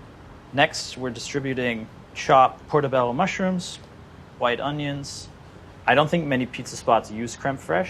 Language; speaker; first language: English; native; English